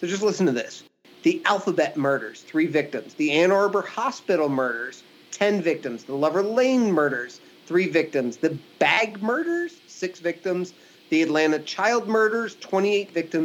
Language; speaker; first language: English; native; English